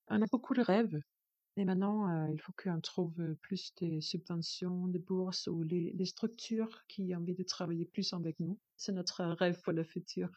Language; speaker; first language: French; non-native, learner; Danish